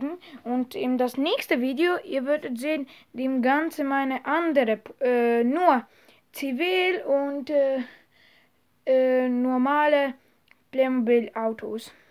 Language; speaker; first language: German; non-native, learner; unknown